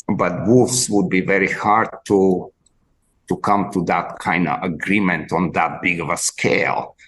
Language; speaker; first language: English; non-native, fluent; Bulgarian